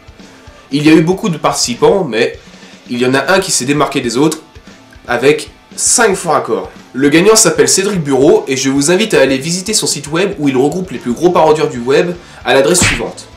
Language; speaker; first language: French; native; French